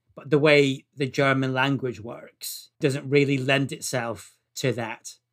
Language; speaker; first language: English; native; English